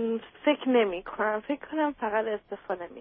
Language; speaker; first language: Persian; early bilingual, other home language; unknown